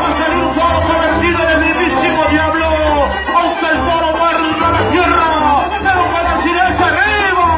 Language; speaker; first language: Spanish; native; Spanish